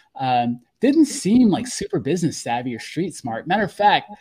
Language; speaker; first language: English; native; English